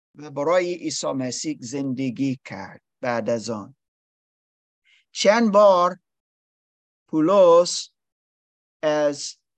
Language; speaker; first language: Persian; non-native, learner; English